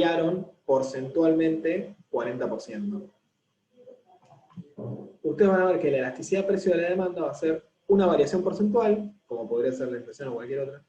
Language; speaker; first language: Spanish; native; Spanish